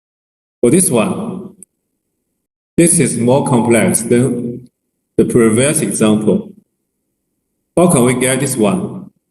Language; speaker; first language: English; non-native, learner; Chinese